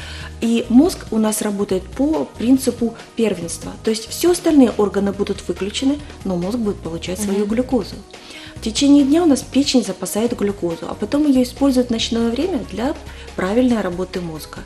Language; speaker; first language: Russian; native; Russian